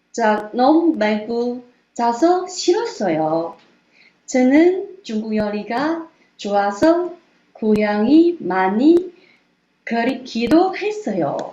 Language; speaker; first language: Korean; non-native, learner; Chinese